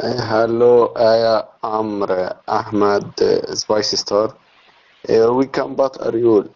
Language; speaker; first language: English; non-native, learner; Arabic